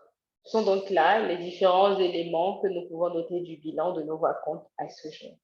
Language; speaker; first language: French; native; French